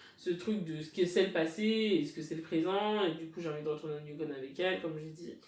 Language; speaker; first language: French; early bilingual, other home language; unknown